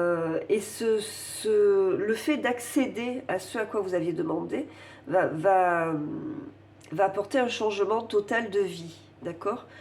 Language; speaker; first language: French; native; French